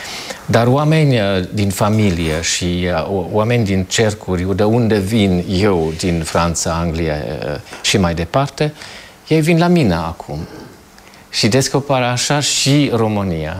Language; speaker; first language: Romanian; non-native, fluent; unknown